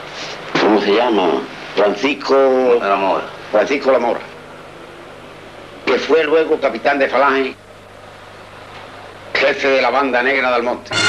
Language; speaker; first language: Spanish; native; Spanish